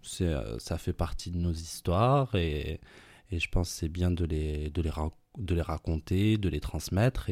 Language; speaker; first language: French; native; French